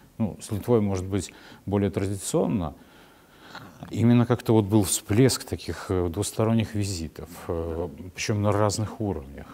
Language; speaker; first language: Russian; native; Russian